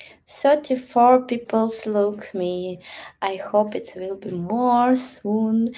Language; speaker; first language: English; non-native, learner; Russian